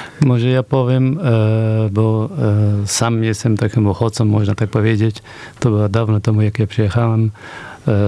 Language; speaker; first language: Polish; non-native, fluent; Persian